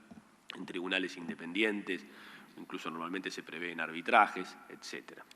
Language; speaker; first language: Spanish; native; Spanish